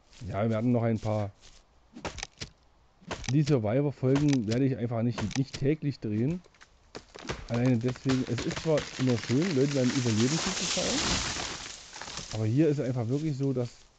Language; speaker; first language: German; native; German